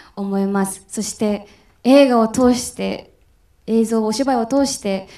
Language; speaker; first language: Japanese; native; Japanese